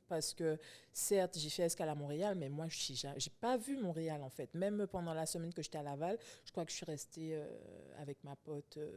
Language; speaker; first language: French; native; French